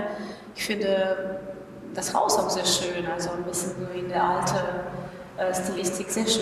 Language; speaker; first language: German; non-native, fluent; Russian